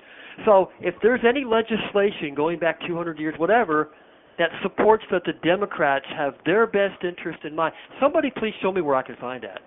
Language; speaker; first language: English; native; English